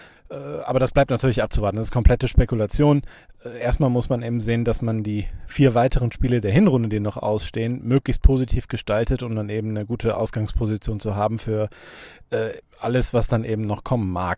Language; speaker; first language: German; native; German